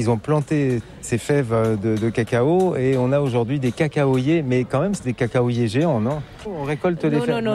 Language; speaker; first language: French; native; French